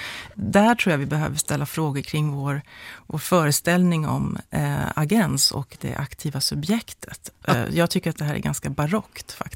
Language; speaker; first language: Swedish; native; Swedish